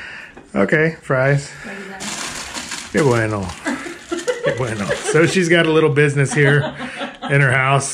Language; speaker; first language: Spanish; non-native, learner; English